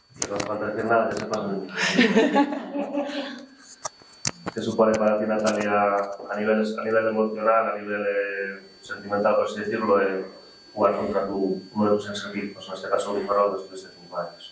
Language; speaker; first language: Spanish; native; Spanish